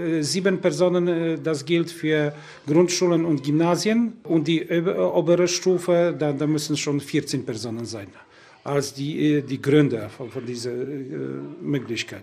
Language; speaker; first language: German; non-native, local second language; Polish